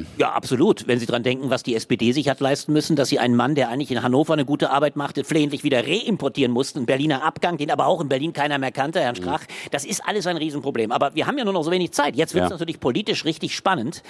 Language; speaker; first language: German; native; German